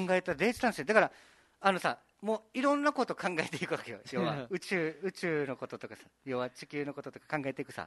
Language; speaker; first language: Japanese; native; Japanese